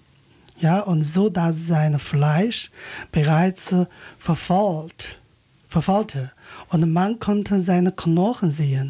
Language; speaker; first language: German; non-native, learner; Chinese